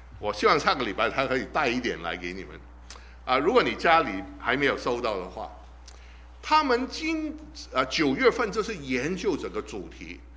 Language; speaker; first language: Chinese; non-native, local second language; Cantonese